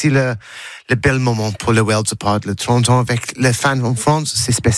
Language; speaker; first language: French; non-native, learner; English